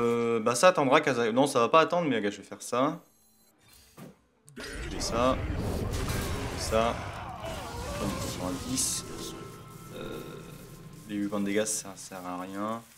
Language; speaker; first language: French; native; French